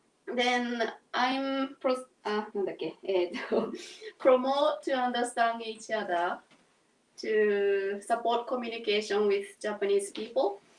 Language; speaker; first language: English; non-native, learner; Japanese